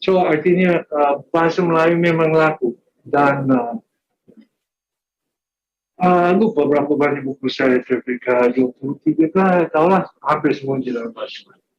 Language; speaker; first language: Indonesian; non-native, fluent; English